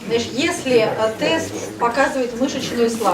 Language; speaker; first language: Russian; native; Russian